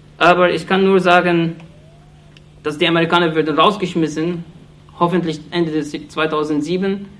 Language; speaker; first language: German; non-native, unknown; Arabic